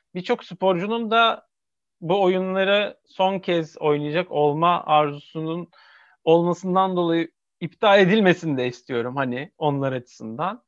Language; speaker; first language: Turkish; native; Turkish